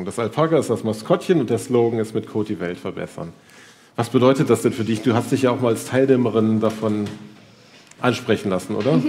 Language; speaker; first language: German; native; German